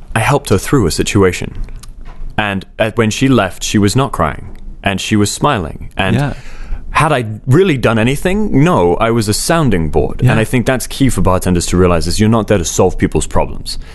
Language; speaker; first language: English; native; English